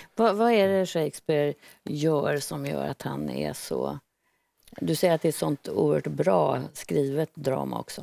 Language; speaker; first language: Swedish; native; Swedish